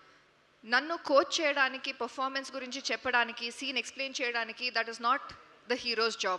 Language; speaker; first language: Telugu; non-native, local second language; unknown